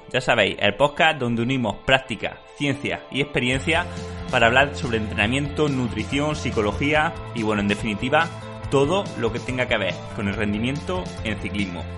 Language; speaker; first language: Spanish; native; Spanish